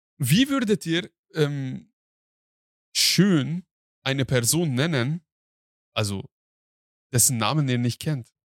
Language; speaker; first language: German; non-native, fluent; Hungarian